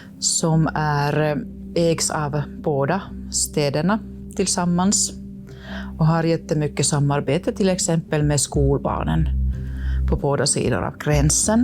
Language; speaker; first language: Swedish; non-native, local second language; Finnish